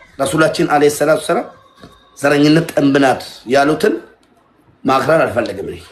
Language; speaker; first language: Amharic; non-native, local second language; Oromo